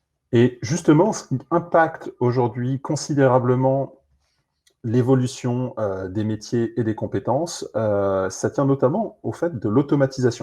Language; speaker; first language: French; native; French